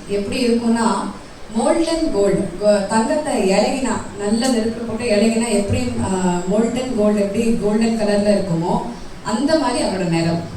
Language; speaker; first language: Tamil; early bilingual, heritage; Tamil